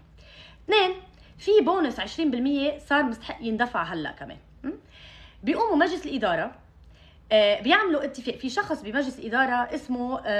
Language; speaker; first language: Arabic; native; Arabic